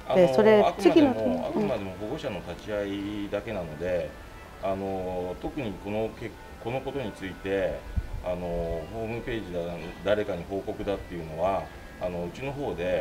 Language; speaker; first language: Japanese; native; Japanese